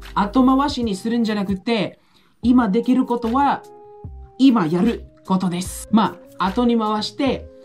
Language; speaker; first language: Japanese; non-native, fluent; Filipino